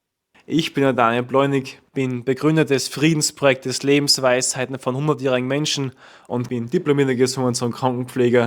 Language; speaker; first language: German; native; German